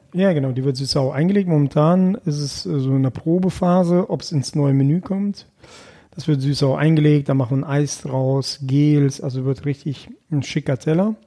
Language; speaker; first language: German; early bilingual, other home language; Russian